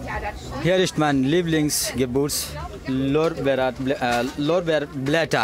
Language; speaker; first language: German; non-native, learner; Bangla